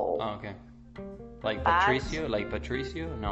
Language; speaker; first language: English; non-native, fluent; Spanish